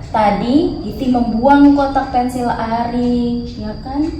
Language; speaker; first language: Indonesian; native; Indonesian